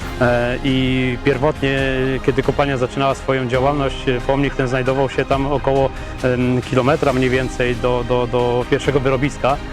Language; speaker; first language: Polish; native; Polish